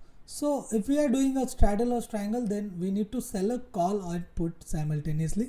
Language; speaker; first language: English; non-native, local second language; Hindi